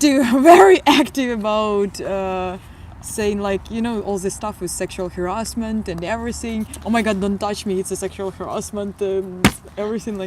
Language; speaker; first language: English; non-native, fluent; Russian